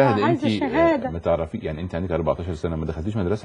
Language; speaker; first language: Arabic; native; Arabic